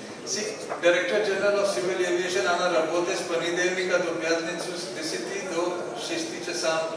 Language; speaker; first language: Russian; non-native, learner; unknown